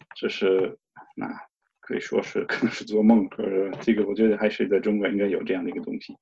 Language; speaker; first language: Chinese; non-native, fluent; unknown